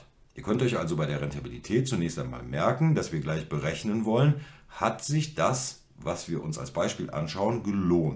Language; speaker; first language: German; native; German